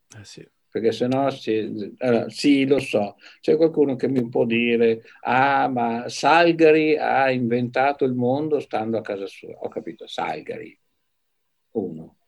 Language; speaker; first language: Italian; native; Italian